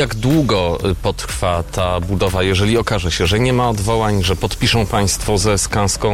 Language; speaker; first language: Polish; native; Polish